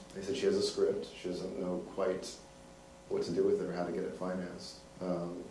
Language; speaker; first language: English; native; English